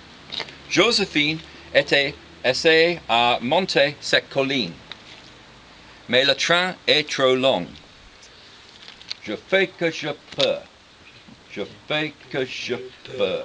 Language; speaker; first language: French; non-native, learner; English